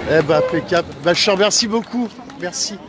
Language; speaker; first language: French; native; French